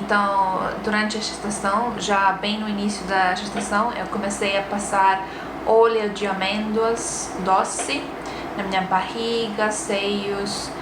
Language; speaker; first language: Portuguese; non-native, fluent; Estonian